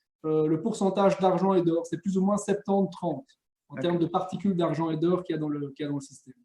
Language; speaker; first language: French; native; French